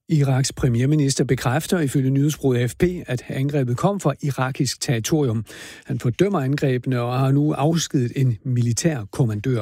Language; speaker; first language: Danish; native; Danish